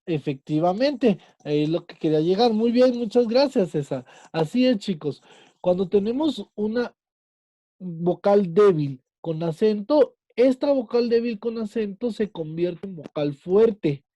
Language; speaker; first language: Spanish; native; Spanish